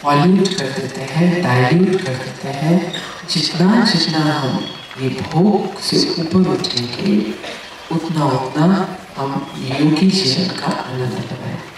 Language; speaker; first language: Hindi; native; Hindi